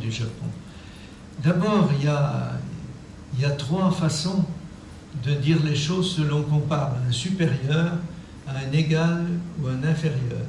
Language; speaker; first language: French; native; French